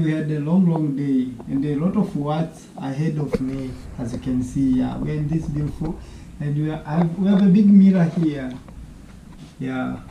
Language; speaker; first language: English; non-native, local second language; Swahili